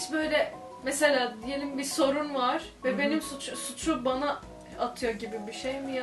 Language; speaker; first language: Turkish; non-native, fluent; Arabic